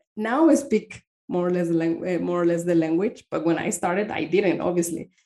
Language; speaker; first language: English; non-native, fluent; Spanish